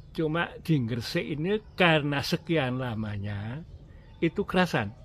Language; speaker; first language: Indonesian; non-native, local second language; Javanese